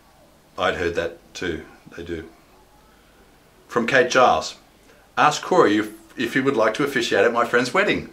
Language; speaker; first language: English; native; English